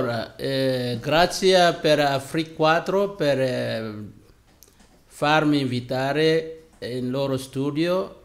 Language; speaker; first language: Italian; non-native, learner; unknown